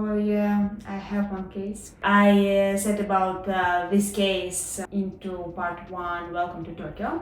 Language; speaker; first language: English; non-native, learner; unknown